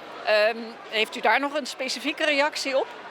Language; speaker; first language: Dutch; native; Dutch